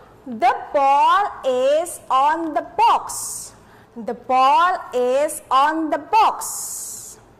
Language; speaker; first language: English; non-native, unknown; Indonesian